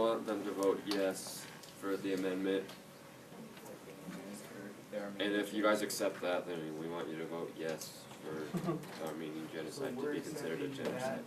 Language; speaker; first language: English; native; English